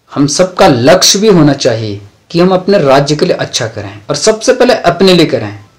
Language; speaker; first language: Hindi; native; Hindi